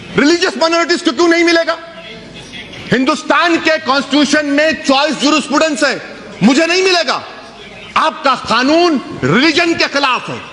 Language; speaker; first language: Urdu; native; Urdu